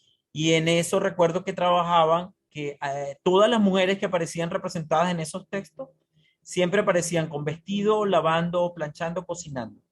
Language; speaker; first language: Spanish; native; Spanish